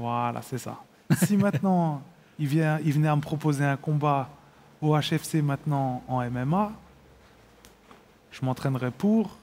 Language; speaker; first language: French; native; French